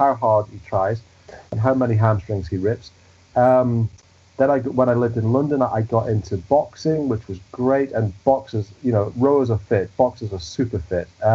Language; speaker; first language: English; native; English